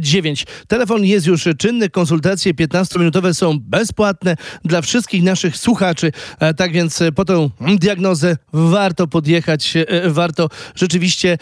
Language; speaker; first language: Polish; native; Polish